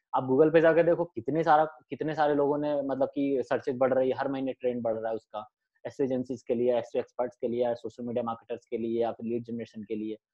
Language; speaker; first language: Hindi; native; Hindi